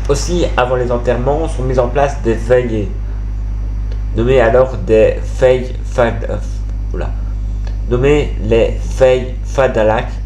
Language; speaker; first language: French; native; French